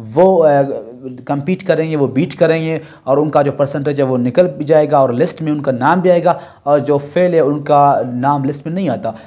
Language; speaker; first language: Urdu; non-native, local second language; Brahui